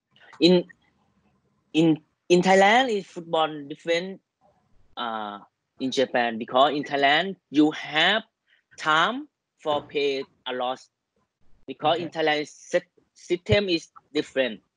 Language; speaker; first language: English; non-native, learner; Thai